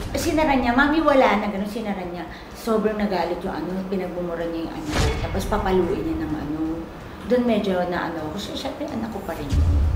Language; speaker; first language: Filipino; native; Filipino